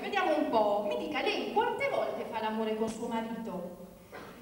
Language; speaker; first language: Italian; native; Italian